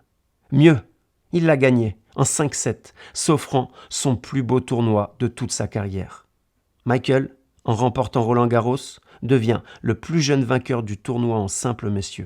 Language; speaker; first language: French; native; French